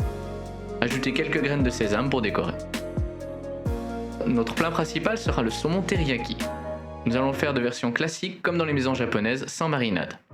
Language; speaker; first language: French; native; French